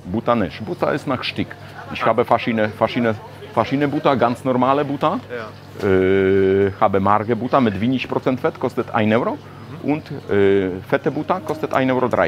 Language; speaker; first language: German; non-native, learner; Polish